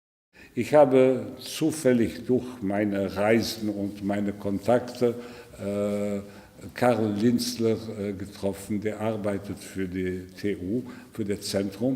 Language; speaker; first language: German; non-native, learner; French